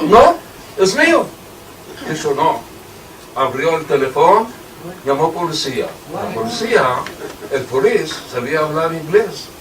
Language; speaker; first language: Spanish; early bilingual, heritage; Ladino